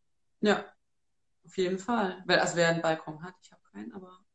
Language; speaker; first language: German; native; German